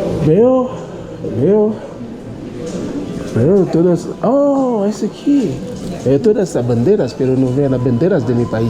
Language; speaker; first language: Spanish; non-native, learner; Haitian Creole